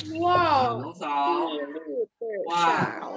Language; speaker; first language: Chinese; non-native, fluent; Thai